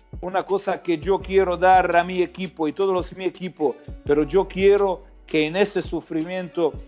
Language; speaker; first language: Spanish; non-native, fluent; Croatian